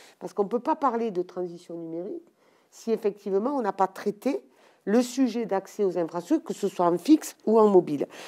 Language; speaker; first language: French; native; French